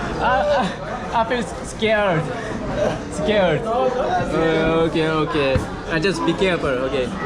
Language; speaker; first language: English; non-native, learner; Korean